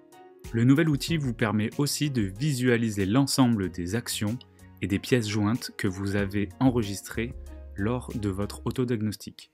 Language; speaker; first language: French; native; French